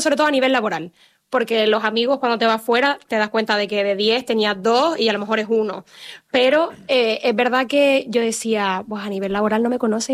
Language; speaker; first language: Spanish; native; Spanish